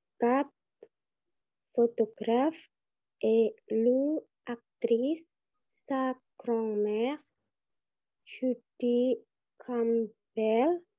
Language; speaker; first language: French; non-native, learner; Indonesian